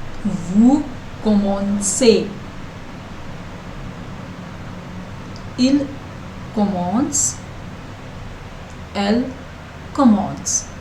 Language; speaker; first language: French; non-native, learner; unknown